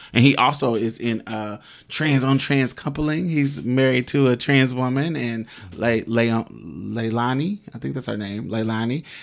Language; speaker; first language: English; native; English